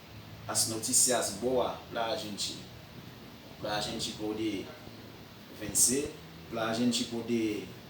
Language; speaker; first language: Portuguese; non-native, fluent; French